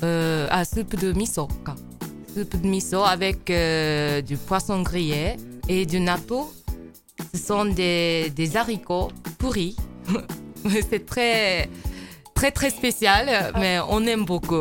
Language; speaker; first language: French; non-native, fluent; Japanese